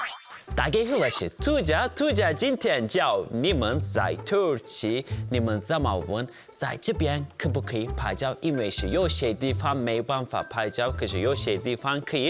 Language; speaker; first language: Chinese; non-native, fluent; Turkish